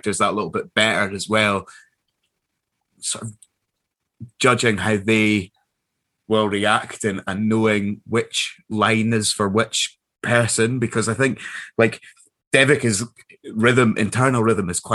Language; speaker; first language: English; native; English